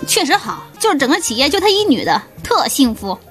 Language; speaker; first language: Chinese; native; Chinese